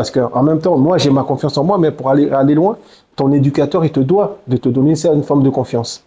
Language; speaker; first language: French; early bilingual, other home language; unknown